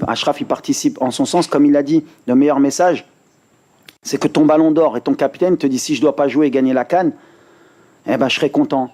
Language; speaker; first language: French; native; French